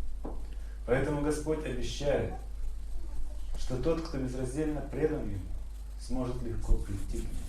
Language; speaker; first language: Russian; native; Russian